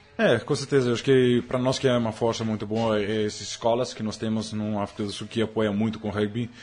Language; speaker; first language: Portuguese; non-native, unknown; Afrikaans